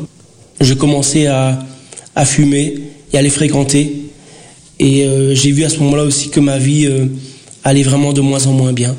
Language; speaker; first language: French; early bilingual, other home language; Portuguese